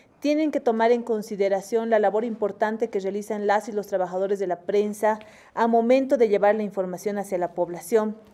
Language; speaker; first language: Spanish; native; Spanish